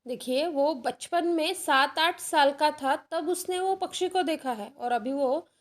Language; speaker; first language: Hindi; non-native, local second language; Marathi